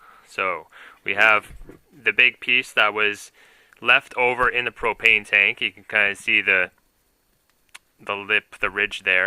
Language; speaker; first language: English; native; English